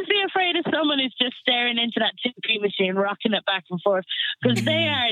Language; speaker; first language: English; native; English